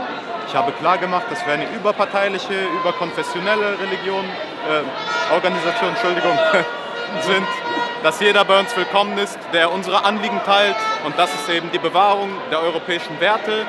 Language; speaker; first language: German; native; German